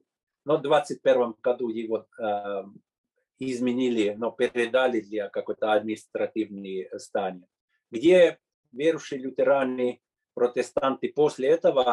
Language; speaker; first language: Russian; non-native, fluent; Finnish